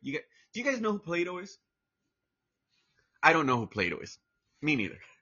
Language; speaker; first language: English; early bilingual, other home language; Spanish